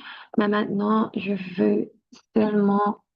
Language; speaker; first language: French; non-native, local second language; Dutch